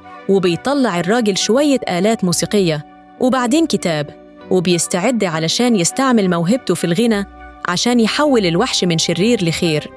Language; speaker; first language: Arabic; native; Arabic